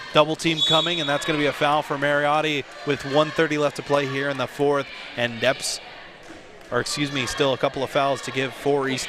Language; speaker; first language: English; native; English